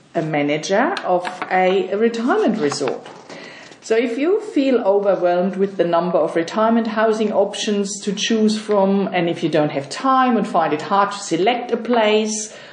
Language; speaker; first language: English; non-native, fluent; German